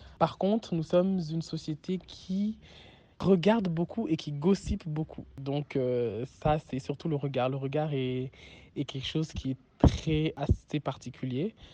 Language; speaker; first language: French; non-native, local second language; Kinyarwanda